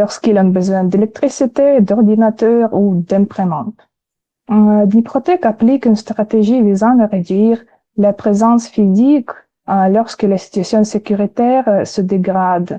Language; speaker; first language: French; non-native, fluent; Ukrainian